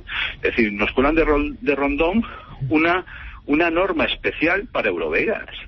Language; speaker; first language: Spanish; native; Spanish